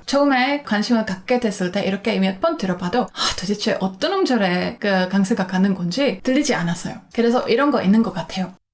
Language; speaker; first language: Korean; non-native, fluent; Czech